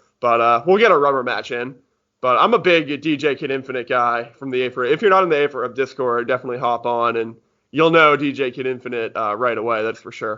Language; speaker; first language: English; native; English